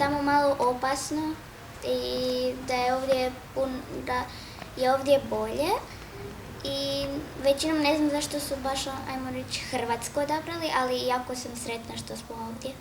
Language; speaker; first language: Bosnian; early bilingual, other home language; Spanish